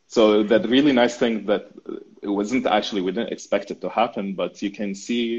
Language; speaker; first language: English; non-native, fluent; Arabic